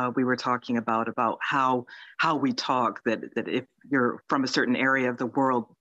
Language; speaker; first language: English; early bilingual, other home language; Finnish